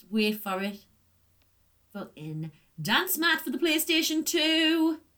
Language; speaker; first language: English; native; English